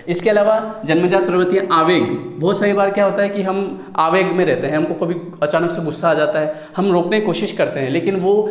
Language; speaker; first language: Hindi; native; Hindi